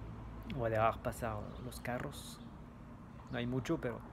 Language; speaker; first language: Spanish; non-native, fluent; French